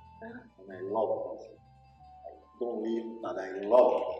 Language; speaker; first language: English; non-native, learner; Italian